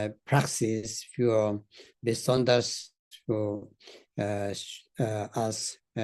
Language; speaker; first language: German; non-native, learner; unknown